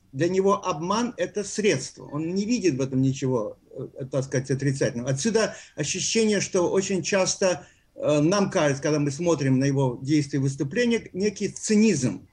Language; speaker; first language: Russian; native; Russian